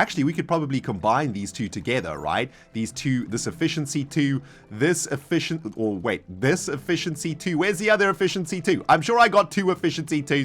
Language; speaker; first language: English; native; English